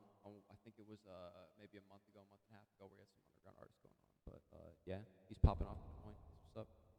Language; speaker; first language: English; native; English